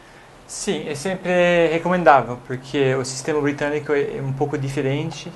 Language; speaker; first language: Portuguese; non-native, fluent; English